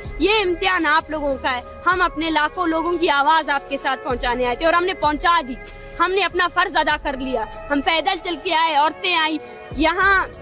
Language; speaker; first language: Urdu; non-native, local second language; Baluchi